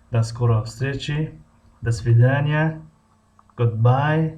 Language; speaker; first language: Russian; non-native, fluent; Tajik